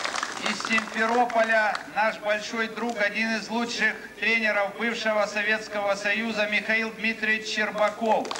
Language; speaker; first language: Russian; native; Russian